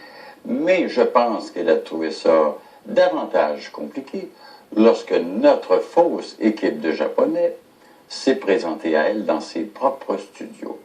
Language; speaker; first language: French; native; French